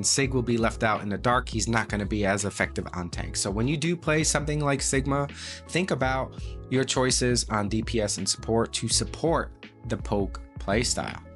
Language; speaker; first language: English; native; English